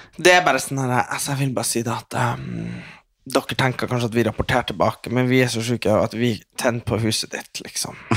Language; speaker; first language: Norwegian; native; Norwegian